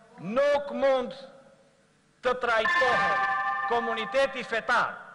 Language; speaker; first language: Albanian; non-native, local second language; Greek